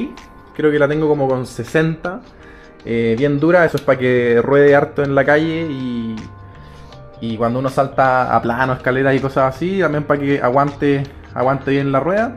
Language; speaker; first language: Spanish; native; Spanish